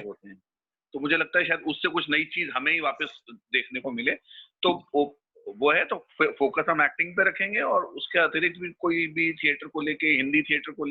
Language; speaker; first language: Hindi; native; Hindi